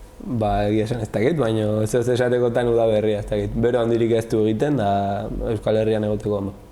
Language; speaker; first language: Basque; native; Basque